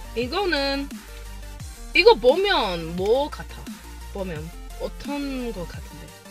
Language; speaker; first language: Korean; non-native, learner; English